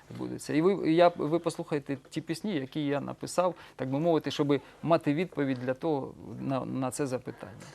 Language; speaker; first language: Ukrainian; non-native, local second language; Russian